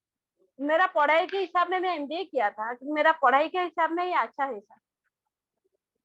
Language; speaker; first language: Hindi; non-native, local second language; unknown